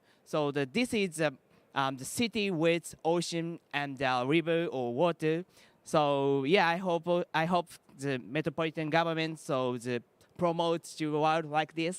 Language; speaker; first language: English; non-native, learner; Japanese